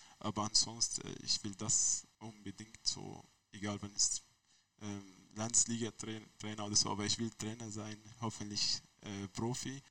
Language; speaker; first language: German; non-native, learner; Arabic